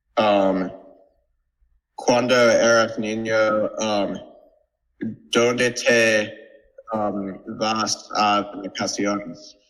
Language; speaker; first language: Spanish; non-native, learner; English